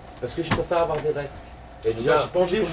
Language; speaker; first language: French; native; French